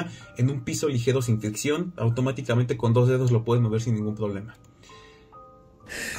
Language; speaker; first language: Spanish; native; Spanish